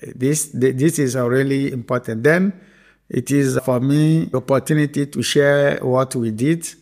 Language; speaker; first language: English; non-native, fluent; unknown